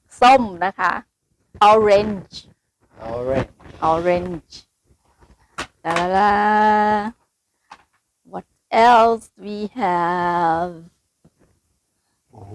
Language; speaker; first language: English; non-native, learner; Thai